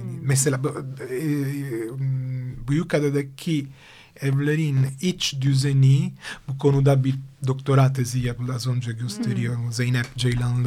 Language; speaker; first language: Turkish; non-native, fluent; Italian